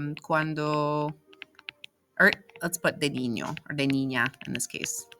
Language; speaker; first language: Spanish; non-native, fluent; English